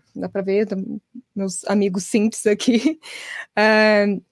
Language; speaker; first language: Portuguese; native; Portuguese